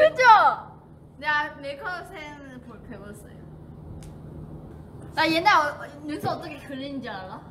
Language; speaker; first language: Korean; non-native, fluent; Chinese